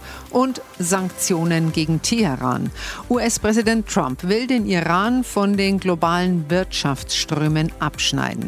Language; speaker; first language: German; native; German